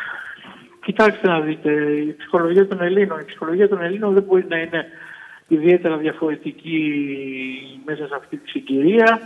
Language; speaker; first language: Greek; native; Greek